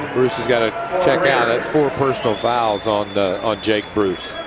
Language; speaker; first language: English; native; English